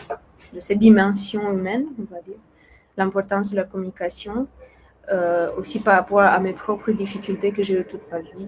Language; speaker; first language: French; non-native, fluent; Romanian